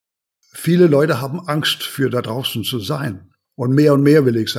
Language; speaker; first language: German; non-native, learner; Danish